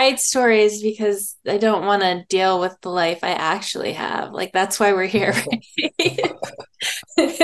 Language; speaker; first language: English; native; English